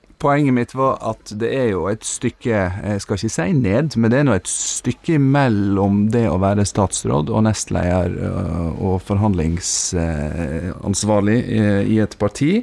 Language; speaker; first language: Norwegian; native; Norwegian